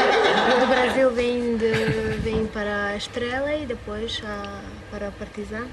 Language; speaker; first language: Portuguese; non-native, fluent; Serbian